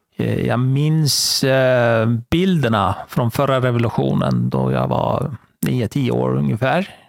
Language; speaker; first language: Swedish; non-native, fluent; Persian